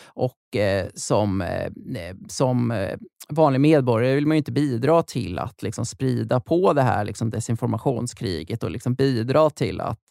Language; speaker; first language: Swedish; native; Swedish